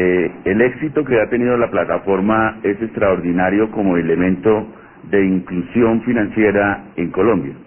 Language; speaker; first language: Spanish; native; Spanish